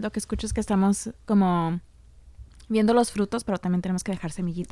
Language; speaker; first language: Spanish; early bilingual, heritage; Spanish